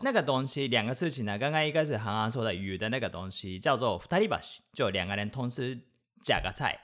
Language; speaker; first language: Chinese; non-native, fluent; Japanese